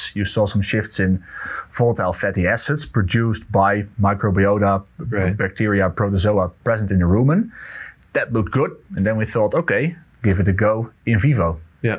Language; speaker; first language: English; non-native, fluent; Dutch